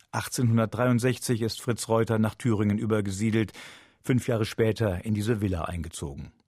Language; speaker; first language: German; native; German